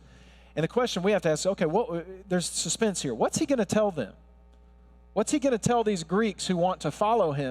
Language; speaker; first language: English; native; English